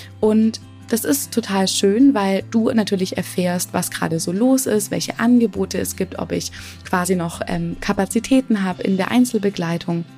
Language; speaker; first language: German; native; German